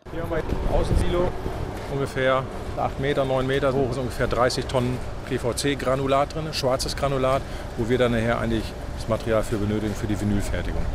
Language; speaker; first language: German; native; German